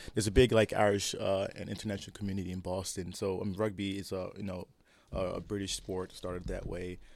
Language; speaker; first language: English; early bilingual, other home language; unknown